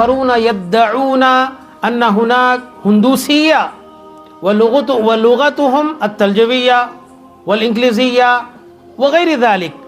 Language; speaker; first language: Arabic; non-native, learner; Urdu